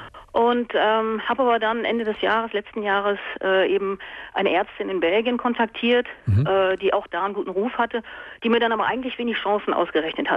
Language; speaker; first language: German; native; German